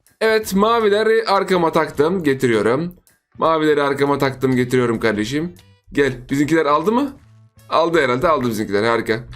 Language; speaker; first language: Turkish; native; Turkish